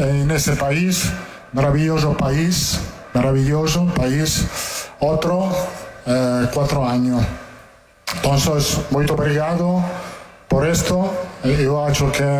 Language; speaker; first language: Portuguese; non-native, fluent; Italian